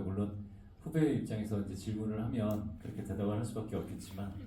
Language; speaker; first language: Korean; native; Korean